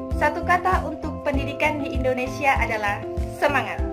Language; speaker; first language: Indonesian; native; Indonesian